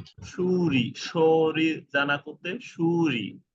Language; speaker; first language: Japanese; non-native, fluent; Bangla